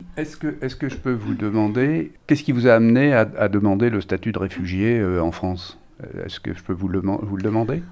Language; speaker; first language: French; native; French